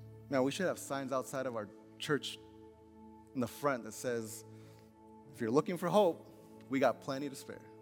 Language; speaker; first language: English; early bilingual, other home language; Spanish